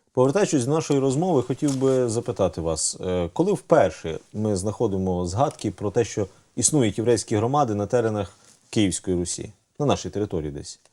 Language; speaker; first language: Ukrainian; native; Ukrainian